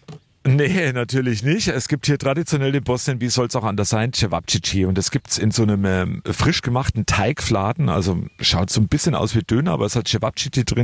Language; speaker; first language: German; native; German